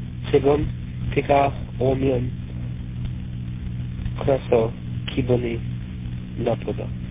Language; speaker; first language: Korean; non-native, learner; English